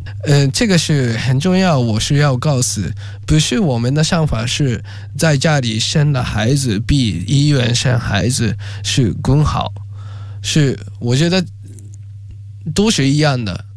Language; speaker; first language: Chinese; non-native, fluent; Japanese